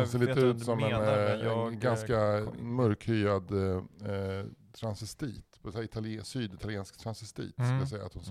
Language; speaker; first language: Swedish; native; Swedish